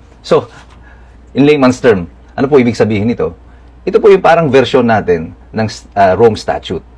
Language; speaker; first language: Filipino; native; Filipino